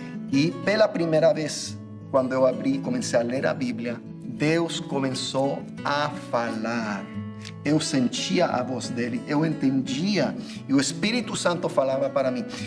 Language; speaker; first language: Portuguese; non-native, fluent; English